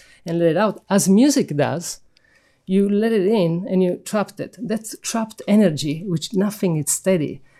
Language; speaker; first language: English; non-native, fluent; Italian